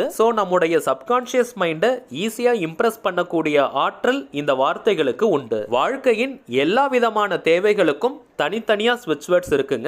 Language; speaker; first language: Tamil; native; Tamil